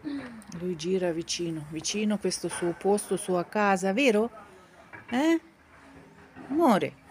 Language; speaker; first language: Italian; non-native, learner; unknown